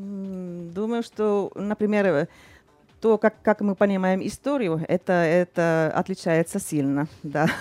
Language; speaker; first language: Russian; non-native, fluent; Finnish